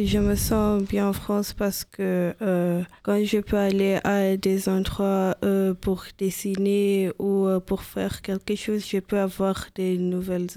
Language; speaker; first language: French; non-native, learner; English